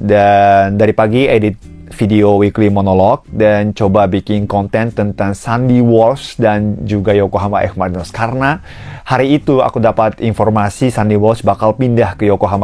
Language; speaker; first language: Indonesian; non-native, fluent; Japanese